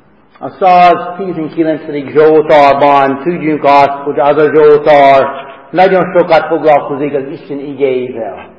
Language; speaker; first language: Hungarian; non-native, learner; English